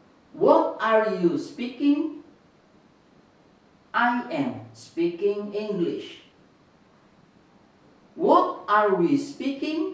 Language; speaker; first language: English; non-native, fluent; Indonesian